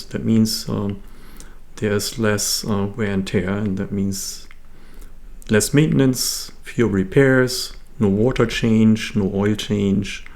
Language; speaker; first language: English; non-native, fluent; German